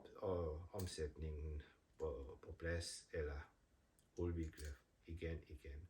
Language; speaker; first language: Danish; non-native, fluent; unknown